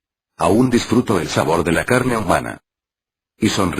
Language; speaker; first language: Spanish; native; Spanish